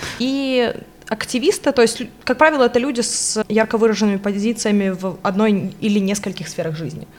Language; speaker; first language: Russian; non-native, local second language; Ukrainian